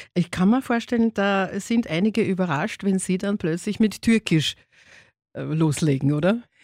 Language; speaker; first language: German; native; German